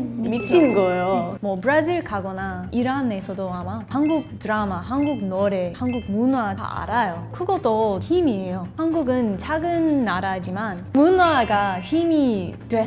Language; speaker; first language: Korean; non-native, learner; English